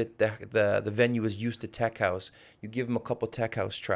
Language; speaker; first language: English; native; English